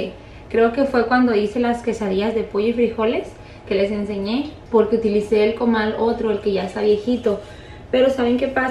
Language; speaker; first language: Spanish; native; Spanish